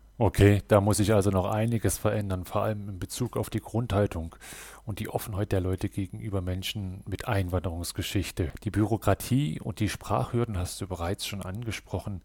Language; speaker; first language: German; native; German